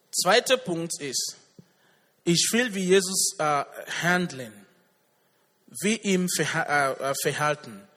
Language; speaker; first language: German; non-native, learner; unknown